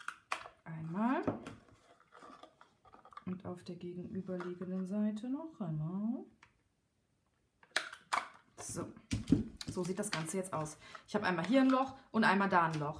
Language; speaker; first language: German; native; German